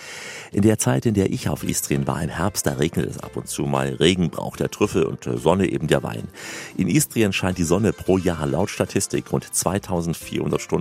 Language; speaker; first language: German; native; German